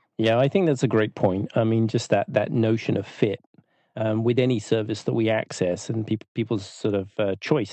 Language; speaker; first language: English; native; English